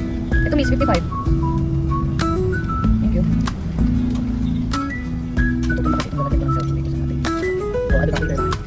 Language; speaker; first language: Filipino; native; Filipino